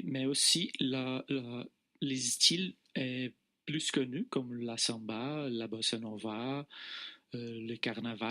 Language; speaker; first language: French; non-native, fluent; Portuguese